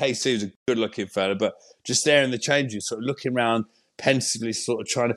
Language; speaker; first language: English; native; English